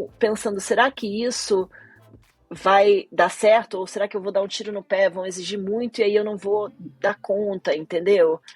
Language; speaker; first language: Portuguese; early bilingual, other home language; Spanish